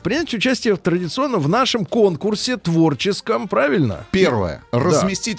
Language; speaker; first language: Russian; native; Russian